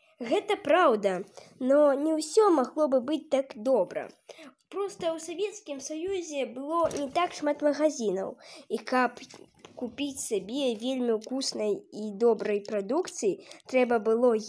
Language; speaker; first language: Belarusian; non-native, local second language; Russian